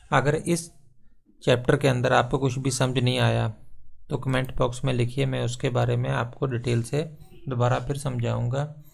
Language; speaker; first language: Hindi; non-native, local second language; Punjabi